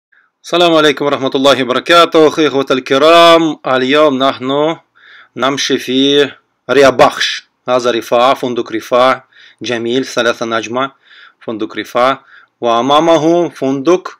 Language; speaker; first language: Arabic; non-native, learner; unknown